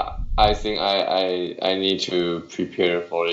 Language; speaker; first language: English; non-native, learner; Chinese